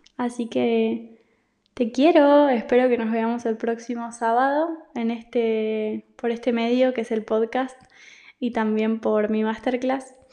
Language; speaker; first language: Spanish; native; Spanish